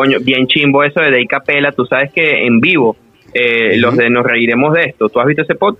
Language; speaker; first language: Spanish; native; Spanish